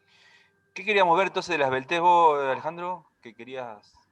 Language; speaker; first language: Spanish; native; Spanish